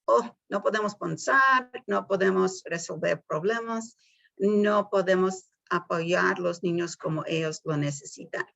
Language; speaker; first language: Spanish; early bilingual, heritage; Spanish